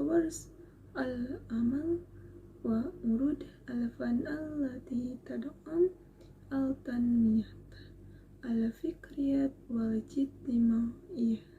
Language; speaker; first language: Arabic; non-native, learner; Indonesian